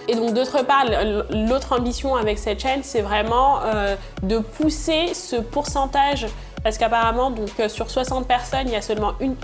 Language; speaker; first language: French; early bilingual, other home language; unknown